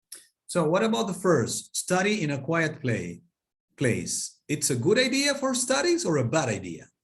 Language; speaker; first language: English; non-native, fluent; Spanish